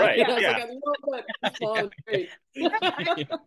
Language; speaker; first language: English; native; English